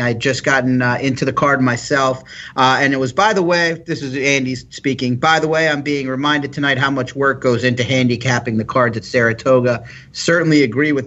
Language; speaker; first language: English; native; English